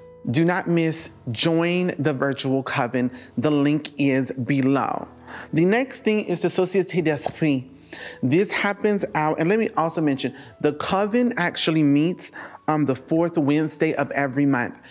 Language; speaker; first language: English; native; English